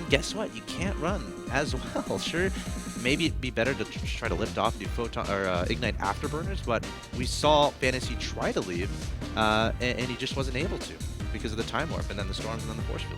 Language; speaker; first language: English; native; English